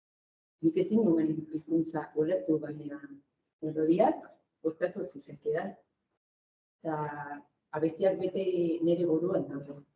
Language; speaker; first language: Basque; non-native, fluent; Spanish